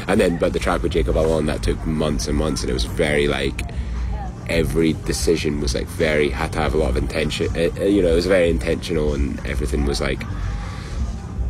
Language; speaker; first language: English; native; English